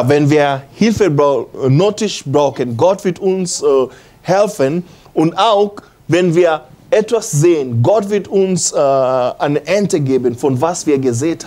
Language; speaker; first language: German; non-native, learner; English